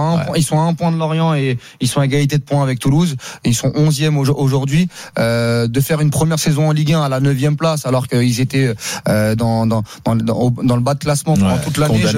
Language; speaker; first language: French; native; French